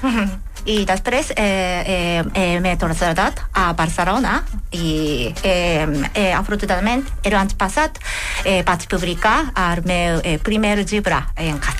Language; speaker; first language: Catalan; non-native, learner; Japanese